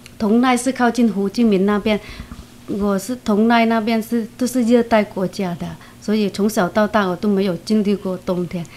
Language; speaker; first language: Chinese; non-native, fluent; Vietnamese